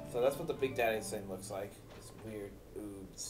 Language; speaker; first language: English; native; English